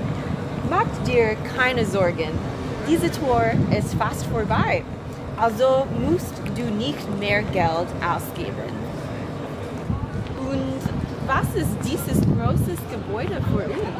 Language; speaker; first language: German; non-native, learner; English